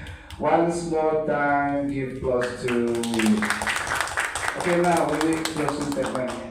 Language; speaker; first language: English; non-native, fluent; Indonesian